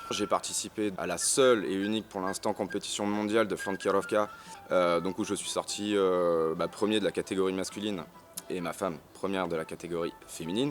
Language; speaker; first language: French; native; French